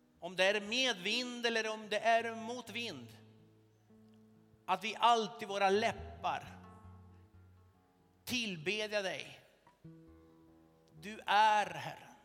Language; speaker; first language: Swedish; non-native, fluent; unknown